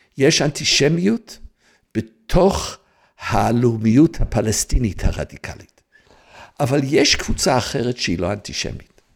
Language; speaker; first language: Hebrew; non-native, fluent; English